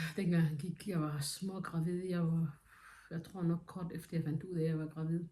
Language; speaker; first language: Danish; non-native, fluent; Somali